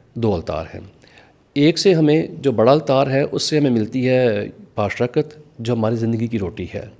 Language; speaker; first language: Urdu; non-native, local second language; Punjabi